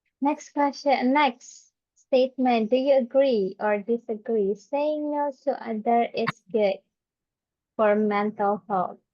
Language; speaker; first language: English; non-native, fluent; Indonesian